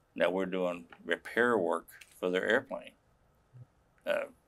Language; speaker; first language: English; native; English